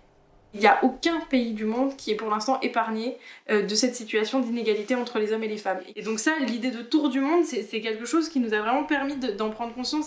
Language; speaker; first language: French; native; French